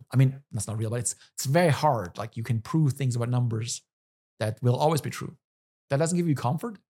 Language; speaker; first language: English; non-native, fluent; German